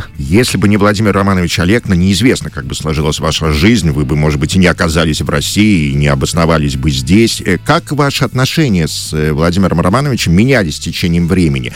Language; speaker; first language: Russian; native; Russian